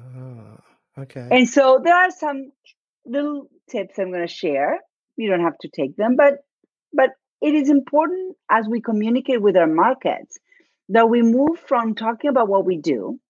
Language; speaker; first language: English; non-native, fluent; Spanish